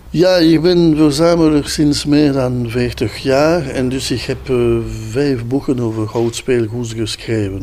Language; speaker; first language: Dutch; non-native, local second language; French